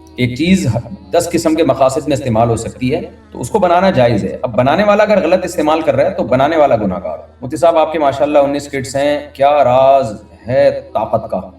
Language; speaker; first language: Urdu; native; Urdu